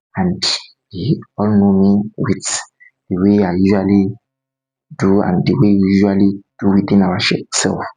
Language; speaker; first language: English; non-native, local second language; Yoruba